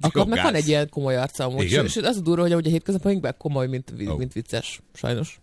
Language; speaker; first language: Hungarian; native; Hungarian